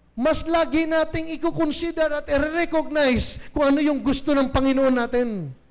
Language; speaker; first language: Filipino; non-native, local second language; Bikol